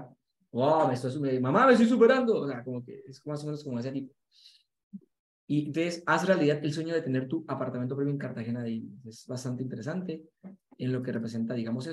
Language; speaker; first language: Spanish; native; Spanish